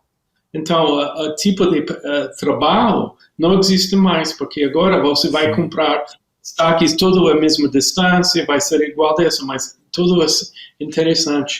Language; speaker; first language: Portuguese; non-native, learner; English